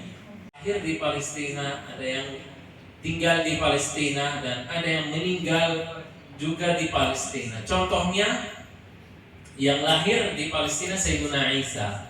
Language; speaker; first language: Indonesian; non-native, fluent; Arabic